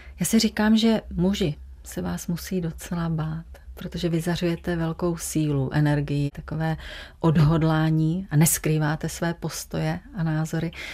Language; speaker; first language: Czech; native; Czech